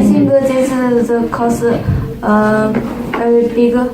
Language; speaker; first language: English; non-native, learner; Chinese